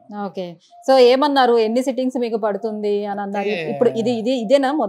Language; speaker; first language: Telugu; native; Telugu